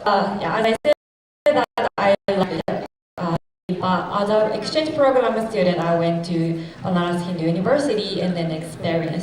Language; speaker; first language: English; non-native, fluent; Japanese